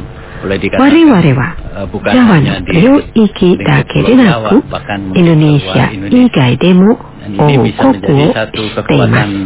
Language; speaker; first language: Japanese; non-native, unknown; Indonesian